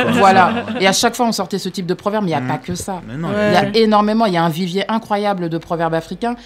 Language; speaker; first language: French; native; French